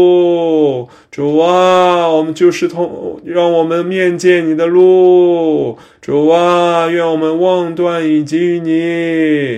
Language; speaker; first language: Chinese; native; Chinese